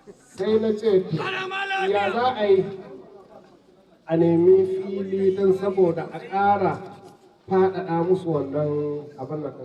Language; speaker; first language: Hausa; non-native, local second language; Fula